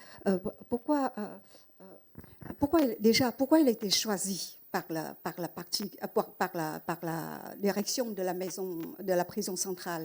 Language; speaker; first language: French; non-native, fluent; Vietnamese